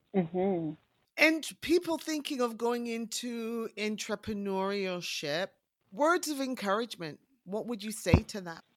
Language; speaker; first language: English; native; English